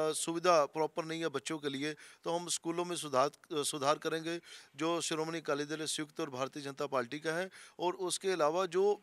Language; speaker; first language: Hindi; non-native, local second language; Punjabi